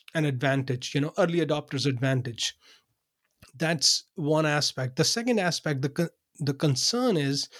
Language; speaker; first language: English; non-native, local second language; Urdu